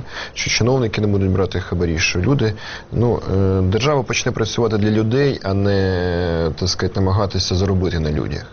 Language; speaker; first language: Ukrainian; native; Ukrainian